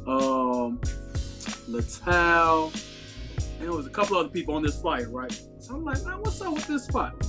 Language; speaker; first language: English; native; English